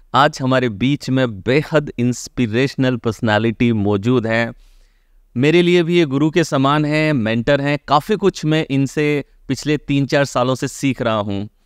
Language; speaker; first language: Hindi; native; Hindi